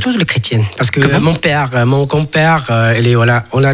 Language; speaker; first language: French; non-native, learner; Chinese